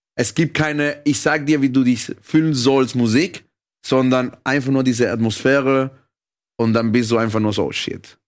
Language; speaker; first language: German; non-native, fluent; Spanish